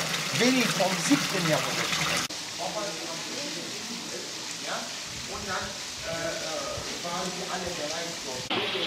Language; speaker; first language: German; non-native, fluent; Turkish